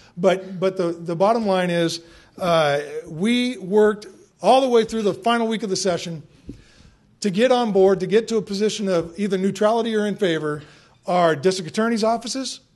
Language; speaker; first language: English; native; English